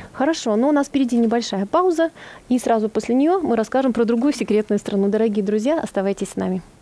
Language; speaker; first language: Russian; native; Russian